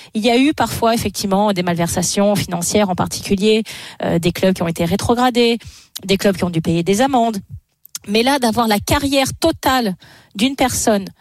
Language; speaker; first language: French; native; French